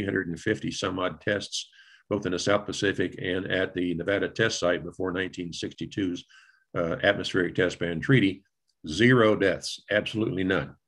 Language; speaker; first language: English; native; English